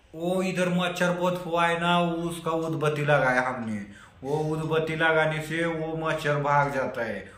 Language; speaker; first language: Hindi; non-native, local second language; Marathi